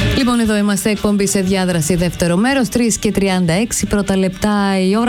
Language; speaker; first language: Greek; native; Greek